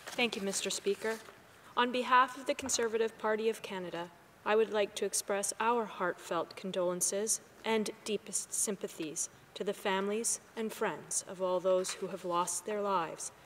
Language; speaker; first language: English; native; English